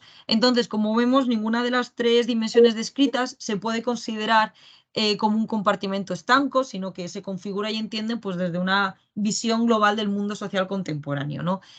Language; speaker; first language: Spanish; native; Spanish